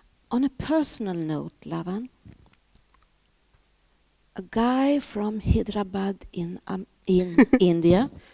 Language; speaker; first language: English; non-native, fluent; Swedish